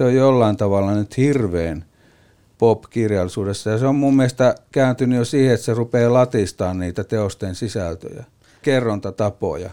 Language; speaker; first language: Finnish; native; Finnish